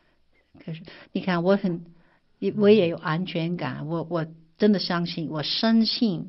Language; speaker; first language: Chinese; non-native, fluent; English